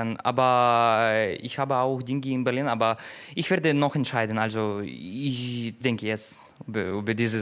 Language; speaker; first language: German; non-native, learner; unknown